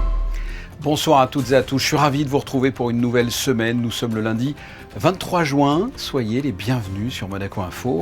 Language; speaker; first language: French; native; French